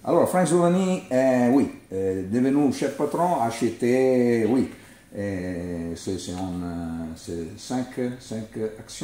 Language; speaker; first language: French; non-native, learner; Italian